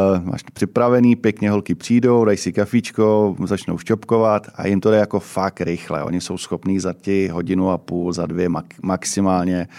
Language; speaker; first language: Czech; native; Czech